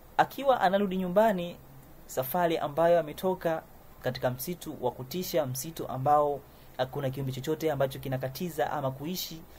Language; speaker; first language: Swahili; native; Swahili